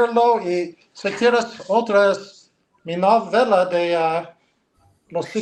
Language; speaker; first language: Spanish; non-native, learner; English